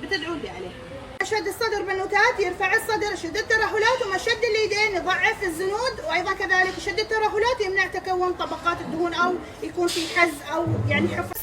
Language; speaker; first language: Arabic; native; Arabic